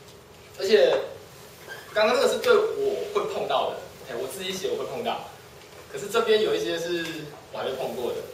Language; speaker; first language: Chinese; native; Chinese